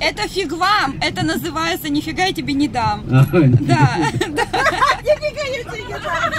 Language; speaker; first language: Russian; native; Russian